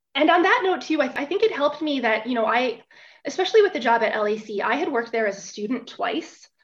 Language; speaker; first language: English; native; English